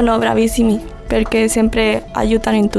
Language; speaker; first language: Italian; non-native, learner; Spanish